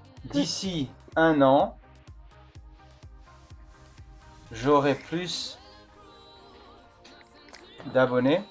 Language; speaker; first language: French; native; French